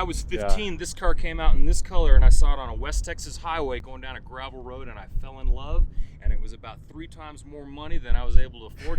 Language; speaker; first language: English; native; English